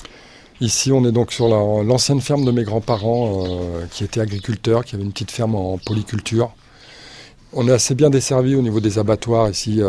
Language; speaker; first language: French; native; French